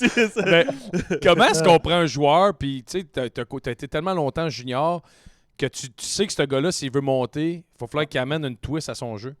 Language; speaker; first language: French; native; French